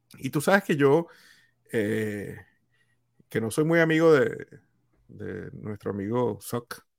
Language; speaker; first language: Spanish; native; Spanish